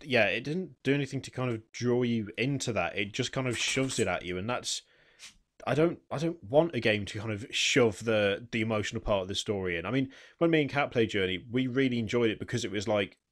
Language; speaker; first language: English; native; English